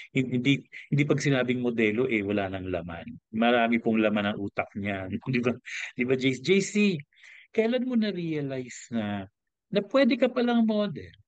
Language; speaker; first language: Filipino; native; Filipino